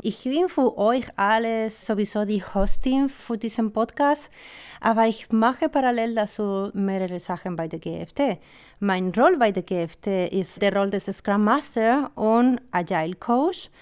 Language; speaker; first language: German; non-native, fluent; Spanish